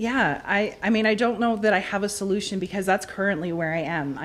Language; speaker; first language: English; native; English